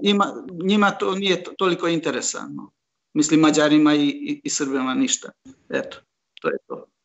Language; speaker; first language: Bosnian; non-native, local second language; Hungarian